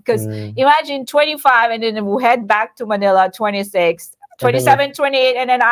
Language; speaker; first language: English; non-native, local second language; Iloko